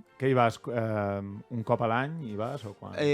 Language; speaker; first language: Catalan; native; Catalan